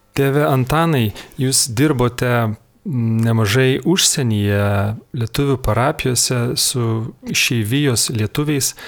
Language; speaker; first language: Lithuanian; native; Lithuanian